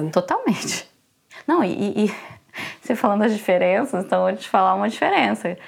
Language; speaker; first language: Portuguese; native; Portuguese